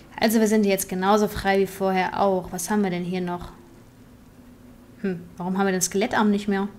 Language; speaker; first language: German; native; German